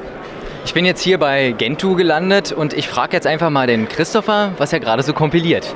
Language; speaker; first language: German; native; German